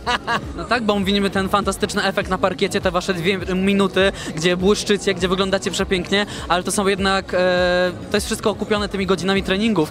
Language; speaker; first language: Polish; native; Polish